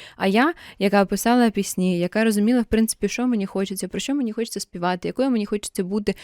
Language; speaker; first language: Ukrainian; non-native, local second language; Russian